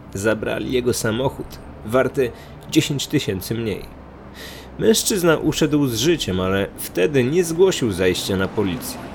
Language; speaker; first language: Polish; native; Polish